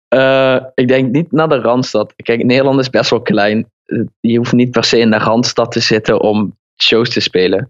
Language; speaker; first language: Dutch; native; Dutch